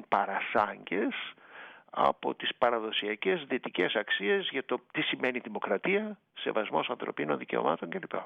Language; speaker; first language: Greek; native; Greek